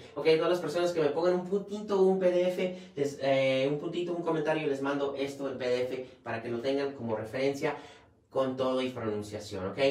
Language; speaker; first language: Spanish; native; Spanish